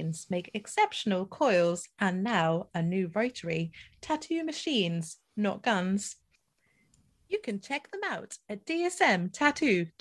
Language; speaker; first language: English; non-native, local second language; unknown